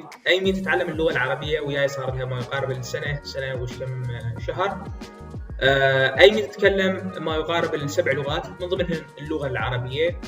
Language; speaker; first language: Arabic; native; Arabic